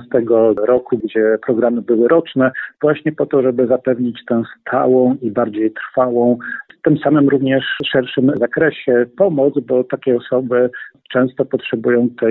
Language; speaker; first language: Polish; native; Polish